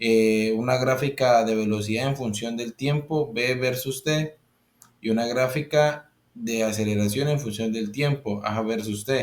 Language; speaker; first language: Spanish; native; Spanish